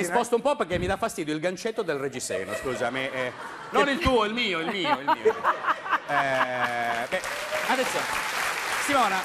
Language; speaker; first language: Italian; native; Italian